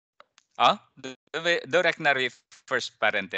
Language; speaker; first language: Swedish; non-native, fluent; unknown